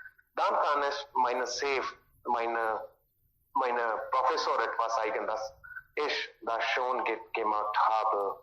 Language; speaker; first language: German; non-native, learner; Hindi